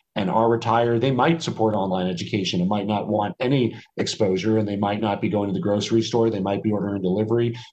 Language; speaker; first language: English; native; English